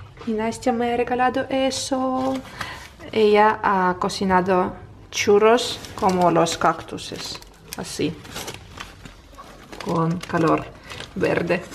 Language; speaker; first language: Spanish; non-native, learner; Russian